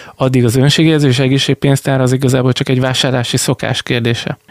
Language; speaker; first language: Hungarian; native; Hungarian